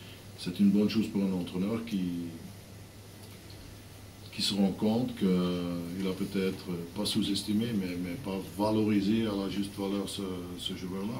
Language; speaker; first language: French; non-native, fluent; Dutch